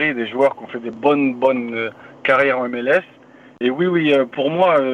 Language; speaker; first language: French; native; French